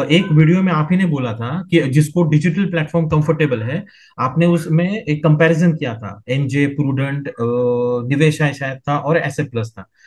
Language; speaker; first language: Hindi; non-native, local second language; Marathi